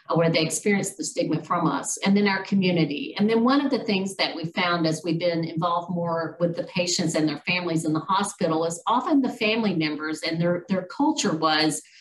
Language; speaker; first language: English; native; English